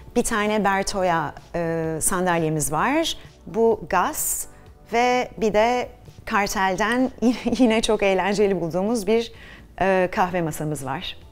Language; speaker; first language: Turkish; native; Turkish